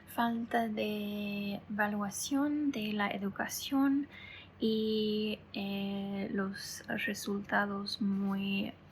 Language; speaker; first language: Spanish; non-native, fluent; English